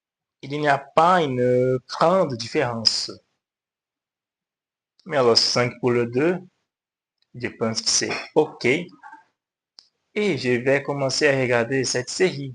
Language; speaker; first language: French; non-native, learner; Portuguese